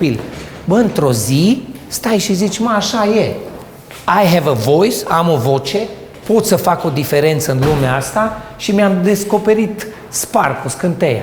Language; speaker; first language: Romanian; native; Romanian